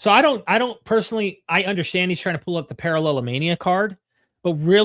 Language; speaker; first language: English; native; English